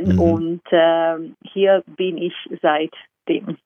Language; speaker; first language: German; non-native, fluent; Hebrew